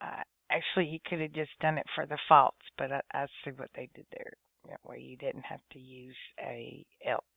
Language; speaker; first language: English; native; English